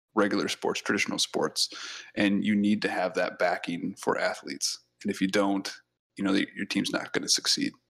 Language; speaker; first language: English; native; English